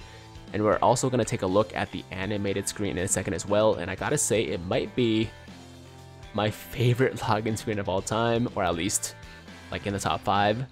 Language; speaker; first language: English; native; English